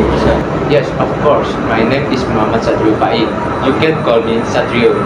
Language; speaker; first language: English; non-native, learner; Indonesian